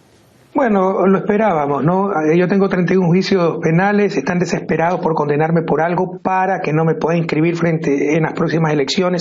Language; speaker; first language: Spanish; native; Spanish